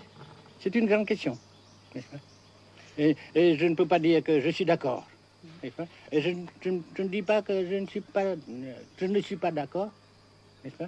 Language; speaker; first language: French; non-native, fluent; Vietnamese